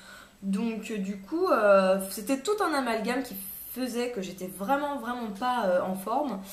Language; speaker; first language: French; native; French